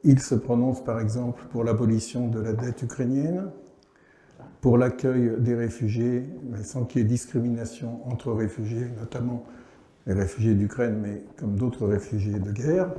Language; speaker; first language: French; native; French